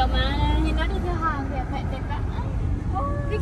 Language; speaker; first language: Chinese; non-native, fluent; Vietnamese